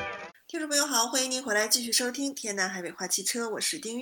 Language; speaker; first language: Chinese; native; Chinese